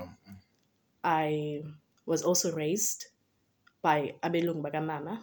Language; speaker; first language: English; non-native, local second language; Xhosa